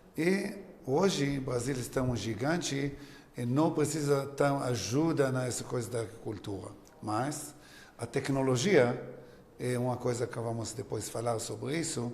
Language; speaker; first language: Portuguese; non-native, learner; Hebrew